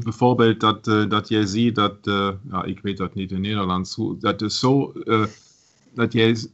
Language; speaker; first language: Dutch; non-native, learner; German